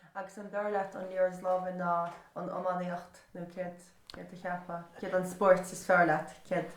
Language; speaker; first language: Irish; native; Irish